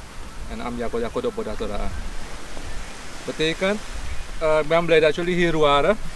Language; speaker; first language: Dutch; non-native, local second language; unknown